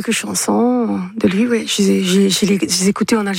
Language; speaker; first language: French; non-native, local second language; Arabic